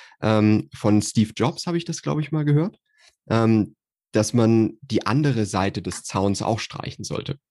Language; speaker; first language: German; native; German